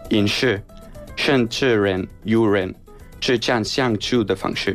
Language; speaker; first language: Chinese; non-native, learner; Spanish